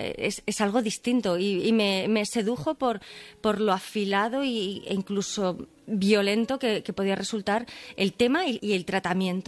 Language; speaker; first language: Spanish; native; Spanish